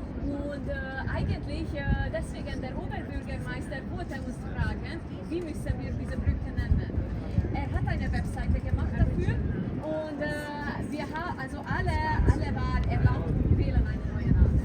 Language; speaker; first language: German; non-native, fluent; Hungarian